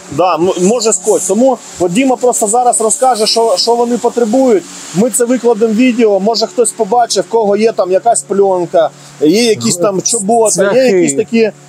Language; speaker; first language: Ukrainian; non-native, local second language; Russian